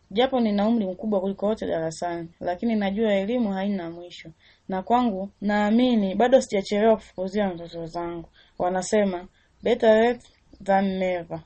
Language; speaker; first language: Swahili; native; Swahili